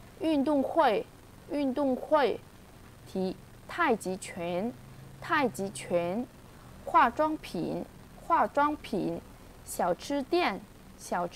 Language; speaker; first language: Chinese; non-native, fluent; Vietnamese